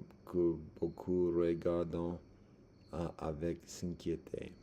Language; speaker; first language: French; non-native, learner; English